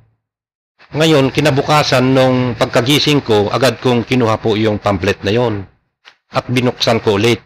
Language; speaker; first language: Filipino; non-native, local second language; Iloko